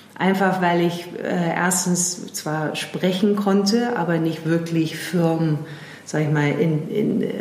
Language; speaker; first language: German; early bilingual, heritage; German